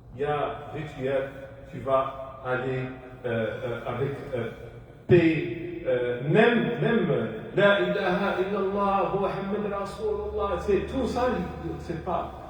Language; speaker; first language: French; non-native, local second language; Arabic